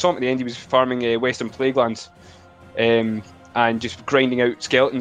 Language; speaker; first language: English; native; English